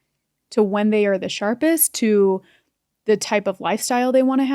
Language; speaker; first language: English; native; English